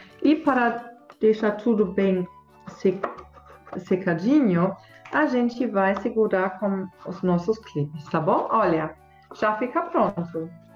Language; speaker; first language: Portuguese; non-native, fluent; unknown